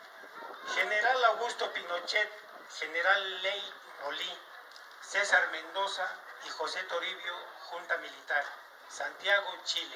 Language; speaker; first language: Spanish; native; Spanish